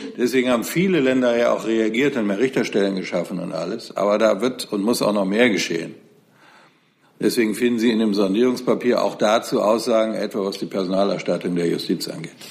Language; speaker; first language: German; native; German